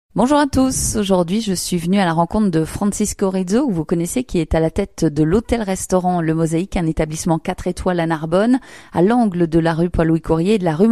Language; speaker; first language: French; native; French